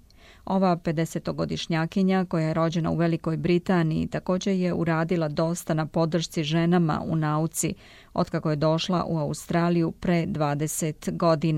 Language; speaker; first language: Serbian; native; Serbian